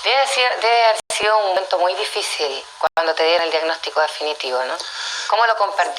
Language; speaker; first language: Spanish; native; Spanish